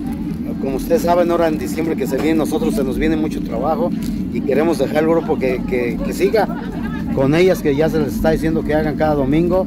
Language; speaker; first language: Spanish; native; Spanish